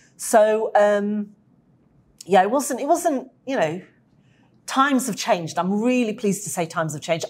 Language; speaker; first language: English; native; English